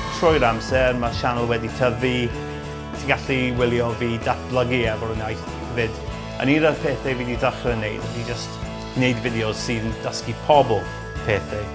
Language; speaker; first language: Welsh; non-native, local second language; English